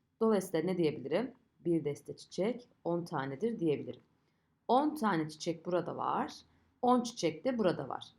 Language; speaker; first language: Turkish; native; Turkish